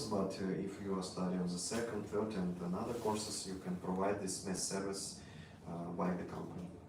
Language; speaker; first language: English; non-native, learner; Russian